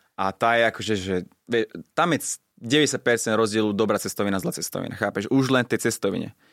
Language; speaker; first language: Slovak; early bilingual, other home language; Italian